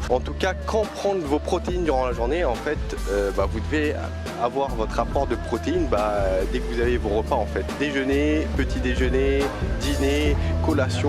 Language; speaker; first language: French; native; French